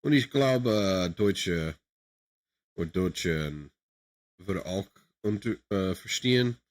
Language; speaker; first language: German; non-native, learner; English